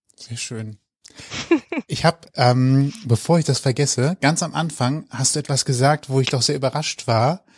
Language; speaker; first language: German; native; German